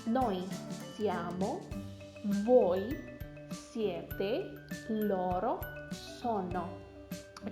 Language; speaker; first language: Italian; non-native, learner; Indonesian